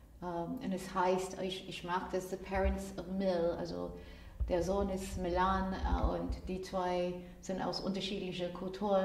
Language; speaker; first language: German; non-native, fluent; English